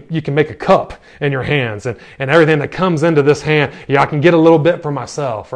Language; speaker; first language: English; native; English